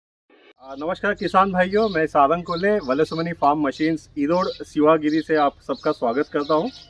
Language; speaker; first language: Hindi; non-native, local second language; Marathi